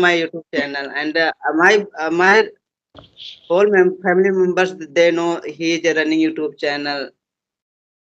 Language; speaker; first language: English; non-native, learner; Hindi